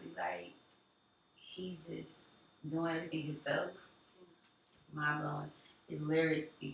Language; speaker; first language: English; native; English